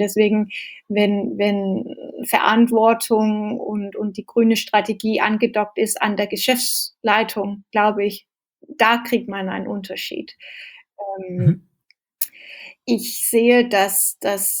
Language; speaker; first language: German; non-native, fluent; Danish